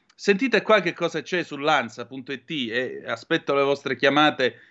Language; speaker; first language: Italian; native; Italian